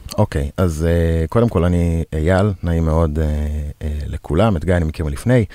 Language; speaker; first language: Hebrew; native; Hebrew